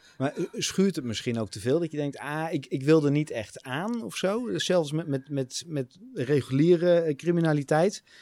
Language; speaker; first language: Dutch; native; Dutch